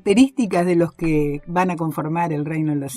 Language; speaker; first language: Spanish; native; Spanish